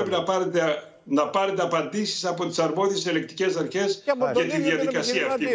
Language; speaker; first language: Greek; native; Greek